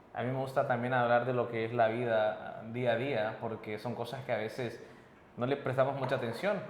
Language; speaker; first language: Spanish; early bilingual, heritage; Spanish